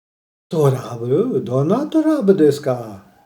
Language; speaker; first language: Japanese; non-native, fluent; Portuguese